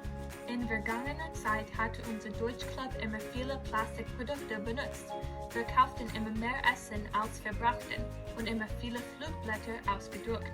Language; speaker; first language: German; non-native, learner; English